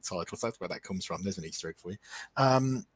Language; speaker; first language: English; native; English